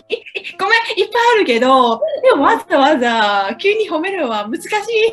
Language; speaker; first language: Japanese; non-native, fluent; Cantonese